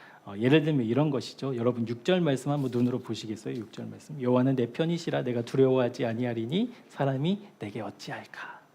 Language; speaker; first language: Korean; native; Korean